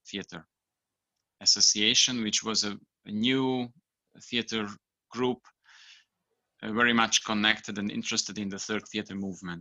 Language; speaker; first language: English; non-native, fluent; Hungarian